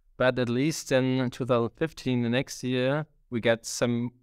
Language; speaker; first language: English; non-native, fluent; German